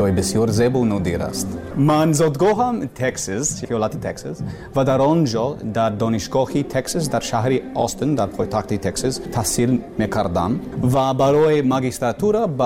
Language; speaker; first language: Persian; non-native, learner; English